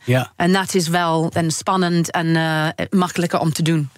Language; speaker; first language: Dutch; non-native, learner; English